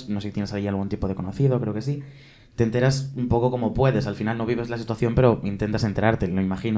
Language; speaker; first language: Spanish; native; Spanish